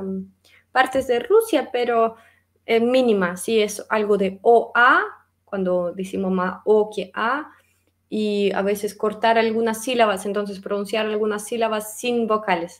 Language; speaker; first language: Spanish; non-native, fluent; Russian